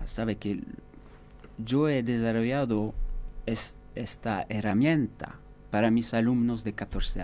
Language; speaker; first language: Spanish; non-native, fluent; French